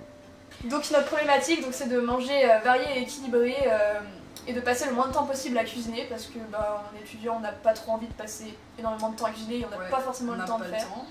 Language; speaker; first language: French; native; French